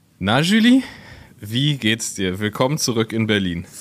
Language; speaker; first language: German; native; German